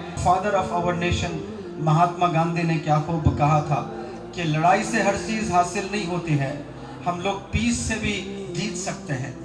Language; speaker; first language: Hindi; native; Hindi